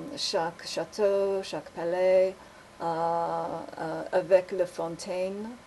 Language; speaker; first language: French; non-native, learner; English